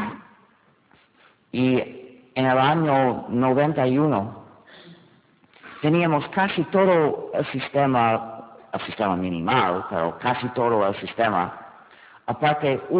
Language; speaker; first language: Spanish; non-native, fluent; English